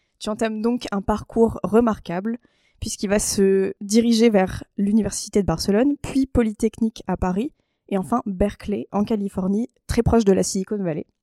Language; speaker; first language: French; native; French